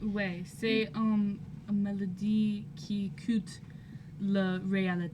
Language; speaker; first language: French; non-native, learner; English